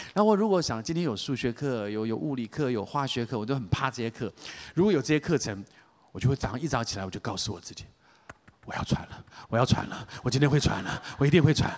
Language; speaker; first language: Chinese; native; Chinese